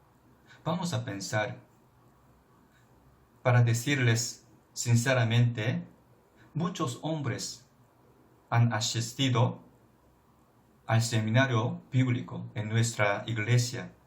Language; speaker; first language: Spanish; non-native, fluent; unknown